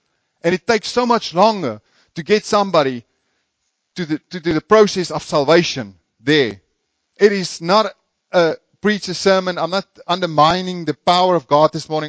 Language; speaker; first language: English; non-native, local second language; Afrikaans